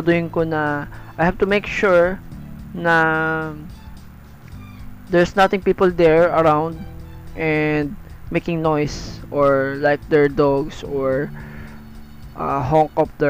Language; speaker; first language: English; non-native, local second language; Filipino